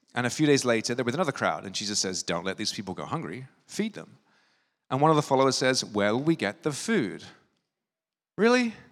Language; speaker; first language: English; native; English